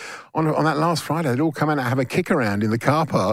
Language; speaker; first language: English; native; English